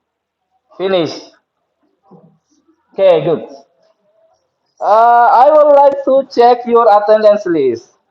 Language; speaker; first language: English; non-native, fluent; Indonesian